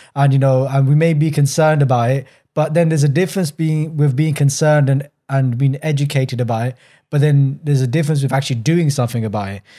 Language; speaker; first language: English; native; English